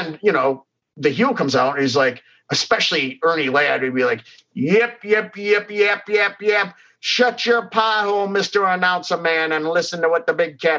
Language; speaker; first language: English; native; English